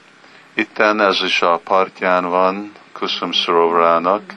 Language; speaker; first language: Hungarian; early bilingual, heritage; Hungarian